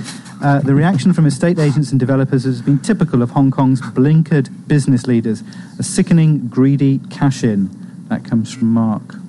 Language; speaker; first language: English; native; English